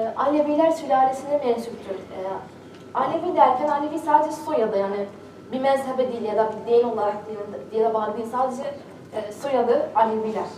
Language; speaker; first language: Turkish; non-native, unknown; Arabic